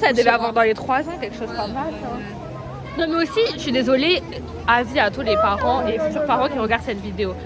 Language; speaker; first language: French; native; French